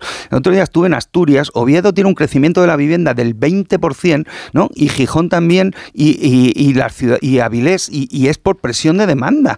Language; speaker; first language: Spanish; native; Spanish